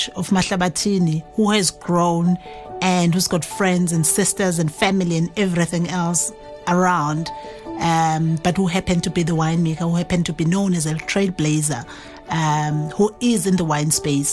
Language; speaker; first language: English; non-native, local second language; Zulu